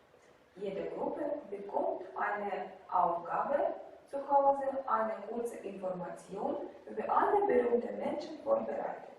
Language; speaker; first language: German; non-native, fluent; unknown